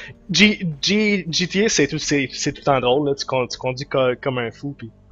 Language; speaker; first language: French; native; French